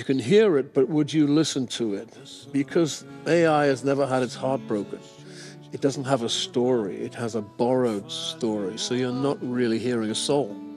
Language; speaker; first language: English; native; English